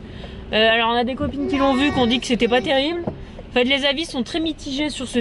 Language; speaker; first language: French; native; French